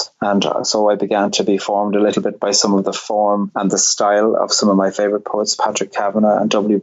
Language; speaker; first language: English; native; English